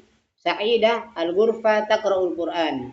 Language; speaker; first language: Arabic; non-native, fluent; Indonesian